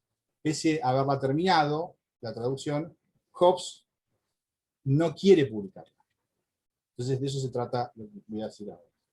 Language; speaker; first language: Spanish; native; Spanish